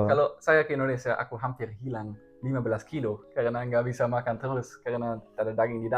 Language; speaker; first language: Indonesian; non-native, learner; German